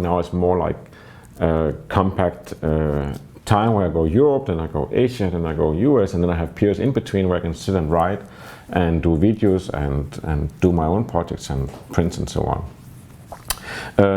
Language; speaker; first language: English; non-native, fluent; Danish